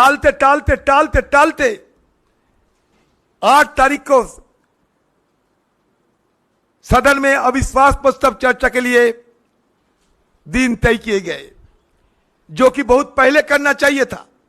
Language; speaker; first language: Hindi; non-native, local second language; Bangla